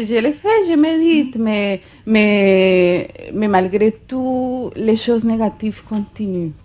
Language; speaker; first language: French; non-native, fluent; Spanish